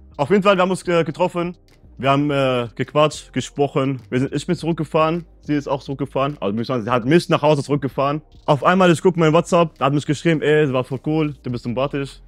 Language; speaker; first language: German; early bilingual, other home language; Arabic